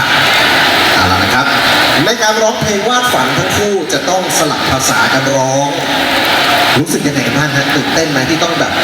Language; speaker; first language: Thai; native; Thai